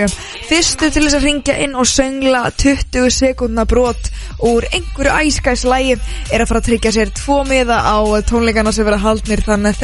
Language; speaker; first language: Icelandic; native; Icelandic